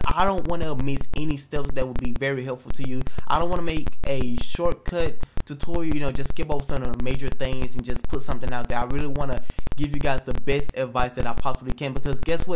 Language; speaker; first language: English; native; English